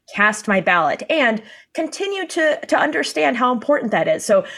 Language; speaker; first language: English; native; English